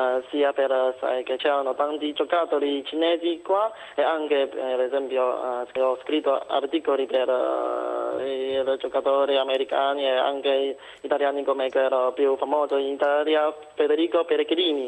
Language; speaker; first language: Italian; non-native, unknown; Chinese